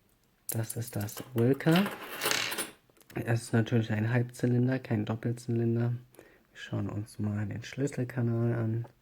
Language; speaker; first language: German; native; German